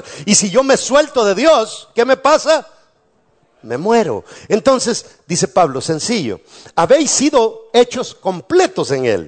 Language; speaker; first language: Spanish; native; Spanish